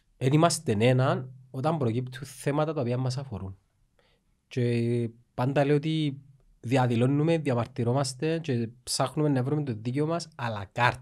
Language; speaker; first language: Greek; native; Greek